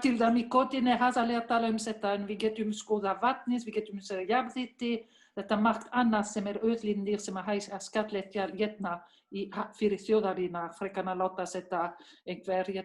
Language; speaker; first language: Icelandic; non-native, learner; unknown